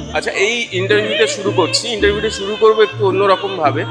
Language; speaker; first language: Bangla; native; Bangla